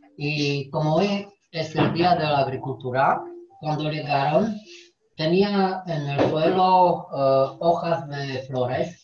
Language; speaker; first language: Spanish; non-native, fluent; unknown